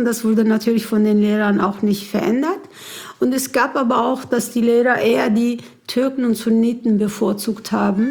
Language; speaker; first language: German; early bilingual, other home language; Kurdish